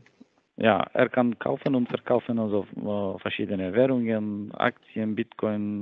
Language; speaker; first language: German; non-native, fluent; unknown